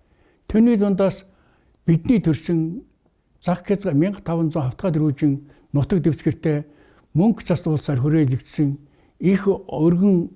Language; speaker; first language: Mongolian; native; Mongolian